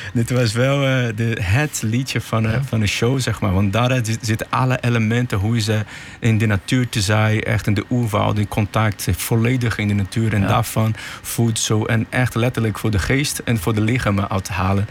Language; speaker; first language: Dutch; non-native, fluent; Portuguese